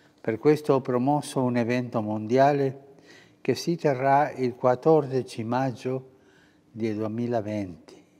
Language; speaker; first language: Italian; early bilingual, heritage; Spanish